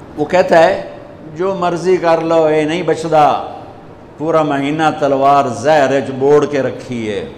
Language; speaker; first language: Urdu; non-native, local second language; Punjabi